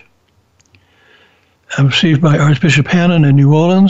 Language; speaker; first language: English; native; English